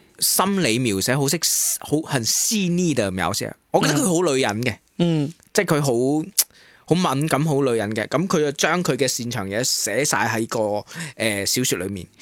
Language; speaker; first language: Cantonese; non-native, local second language; Min Nan Chinese